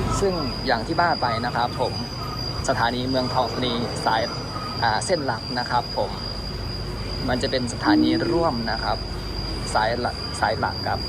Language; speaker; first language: Thai; native; Thai